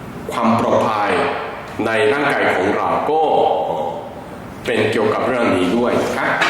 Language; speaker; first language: Thai; non-native, fluent; Korean